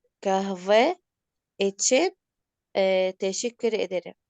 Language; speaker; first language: Turkish; non-native, learner; Arabic